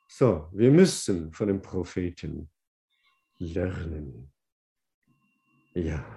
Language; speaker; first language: German; non-native, fluent; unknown